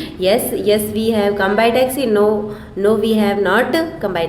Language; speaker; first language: English; non-native, learner; Hindi